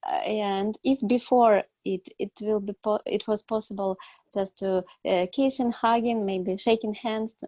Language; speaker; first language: English; non-native, learner; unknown